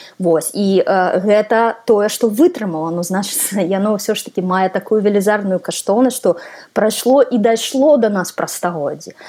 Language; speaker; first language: Belarusian; non-native, local second language; Russian